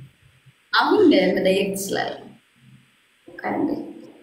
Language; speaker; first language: Amharic; native; Amharic